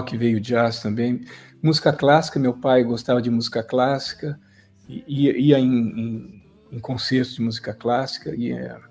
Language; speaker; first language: Portuguese; native; Portuguese